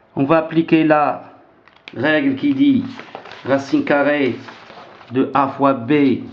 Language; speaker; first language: French; non-native, local second language; Arabic